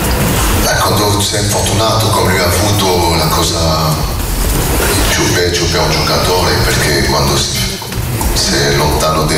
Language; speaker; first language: Italian; non-native, fluent; French